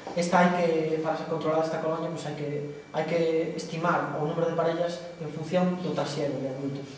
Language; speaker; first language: Spanish; non-native, local second language; Galician